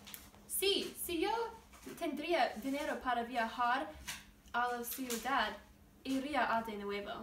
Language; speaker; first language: Spanish; non-native, learner; English